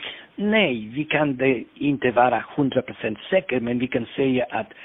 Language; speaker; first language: Swedish; non-native, fluent; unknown